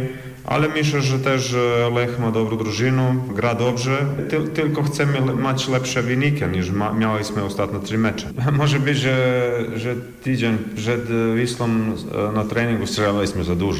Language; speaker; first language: Polish; non-native, learner; Croatian